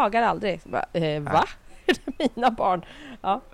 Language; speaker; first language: Swedish; native; Swedish